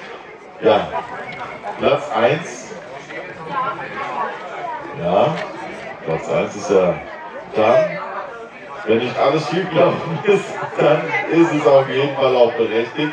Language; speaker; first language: German; native; German